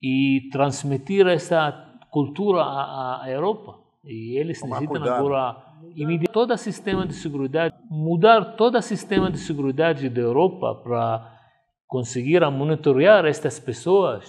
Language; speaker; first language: Portuguese; non-native, fluent; Arabic